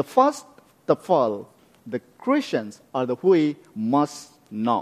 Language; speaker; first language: English; non-native, local second language; Nepali